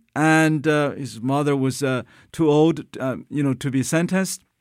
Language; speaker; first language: English; non-native, fluent; Chinese